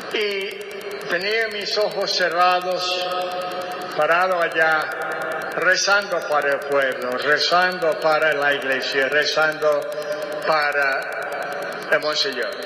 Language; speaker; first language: Spanish; non-native, fluent; English